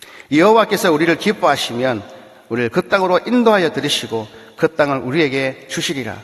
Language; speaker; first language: Korean; native; Korean